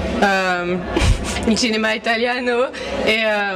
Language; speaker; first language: Italian; non-native, learner; French